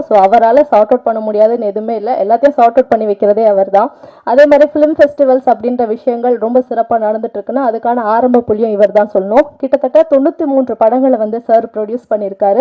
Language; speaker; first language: Tamil; native; Tamil